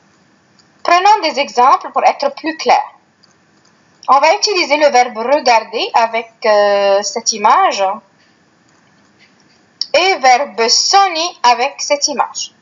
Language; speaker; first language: French; non-native, fluent; Arabic